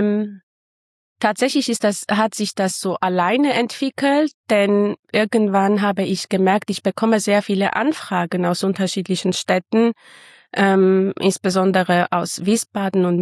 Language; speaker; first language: German; non-native, fluent; Armenian